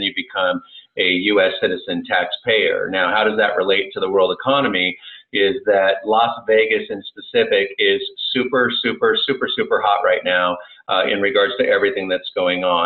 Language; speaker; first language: English; native; English